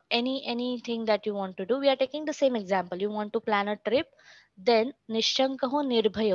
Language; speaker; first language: English; non-native, local second language; Marathi